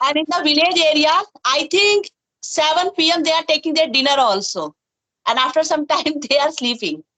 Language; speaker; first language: English; non-native, fluent; Hindi